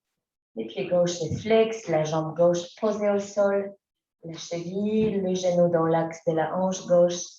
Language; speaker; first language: French; native; French